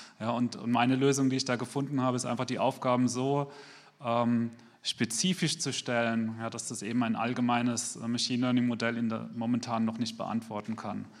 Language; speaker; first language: German; native; German